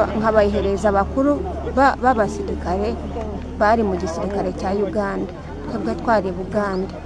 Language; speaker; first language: Kinyarwanda; early bilingual, heritage; Kinyarwanda